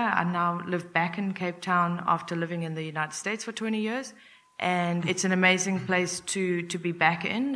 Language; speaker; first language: English; native; English